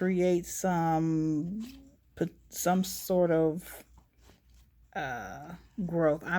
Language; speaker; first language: English; native; English